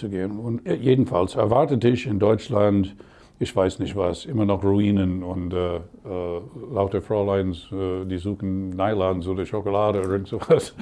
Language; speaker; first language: German; non-native, fluent; English